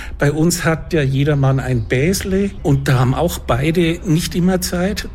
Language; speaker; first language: German; native; German